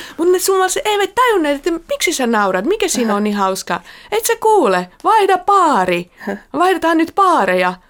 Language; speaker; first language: Finnish; non-native, fluent; Slovak